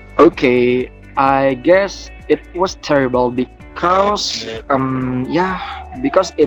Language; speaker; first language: English; non-native, learner; Indonesian